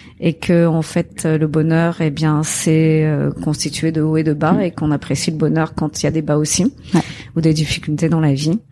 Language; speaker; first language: French; native; French